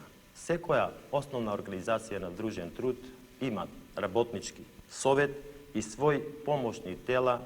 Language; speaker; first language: Macedonian; native; Macedonian